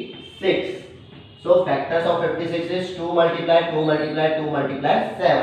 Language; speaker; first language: English; non-native, local second language; Hindi